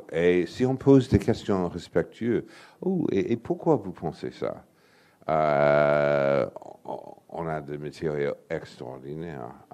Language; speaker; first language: French; non-native, fluent; English